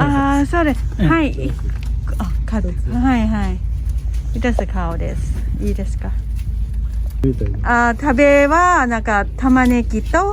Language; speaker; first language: Japanese; non-native, learner; Thai